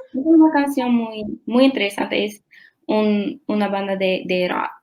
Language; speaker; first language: Spanish; non-native, learner; English